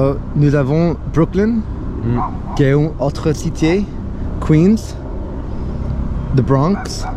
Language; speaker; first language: French; non-native, learner; Spanish